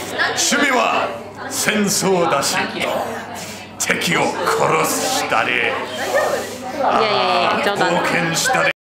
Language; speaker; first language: Japanese; non-native, learner; English